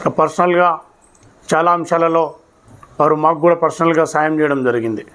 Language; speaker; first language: Telugu; native; Telugu